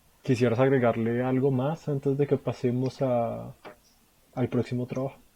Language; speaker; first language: Spanish; native; Spanish